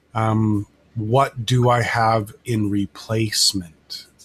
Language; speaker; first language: English; native; English